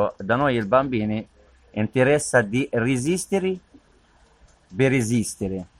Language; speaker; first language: Italian; non-native, learner; Arabic